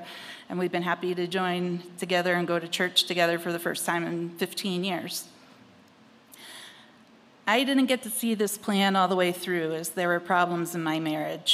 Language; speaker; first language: English; native; English